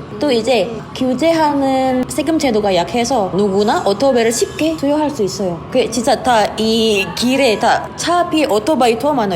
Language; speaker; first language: Korean; non-native, fluent; Indonesian